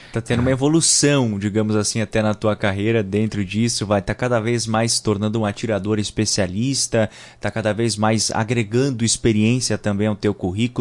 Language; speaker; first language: Portuguese; native; Portuguese